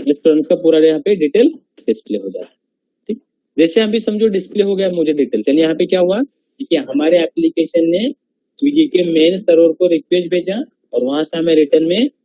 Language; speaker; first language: Hindi; non-native, local second language; Marathi